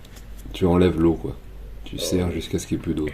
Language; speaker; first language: French; native; French